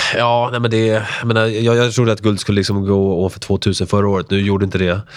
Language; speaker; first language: Swedish; early bilingual, other home language; Spanish